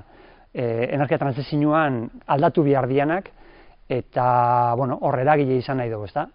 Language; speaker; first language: Basque; native; Basque